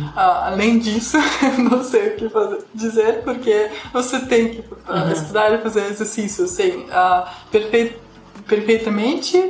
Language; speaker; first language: Portuguese; non-native, fluent; Russian